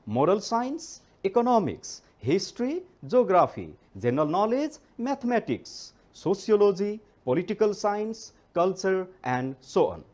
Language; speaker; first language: English; non-native, local second language; Nepali